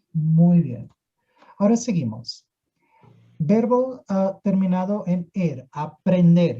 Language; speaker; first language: Spanish; non-native, fluent; Portuguese